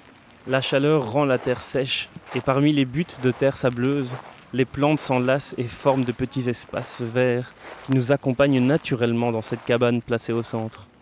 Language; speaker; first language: French; native; French